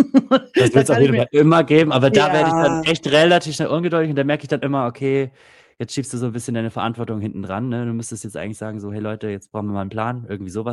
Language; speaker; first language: German; native; German